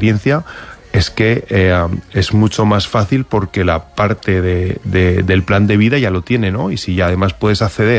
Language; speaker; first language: Spanish; native; Spanish